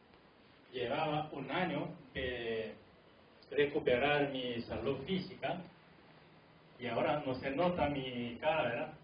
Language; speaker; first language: Spanish; non-native, fluent; Korean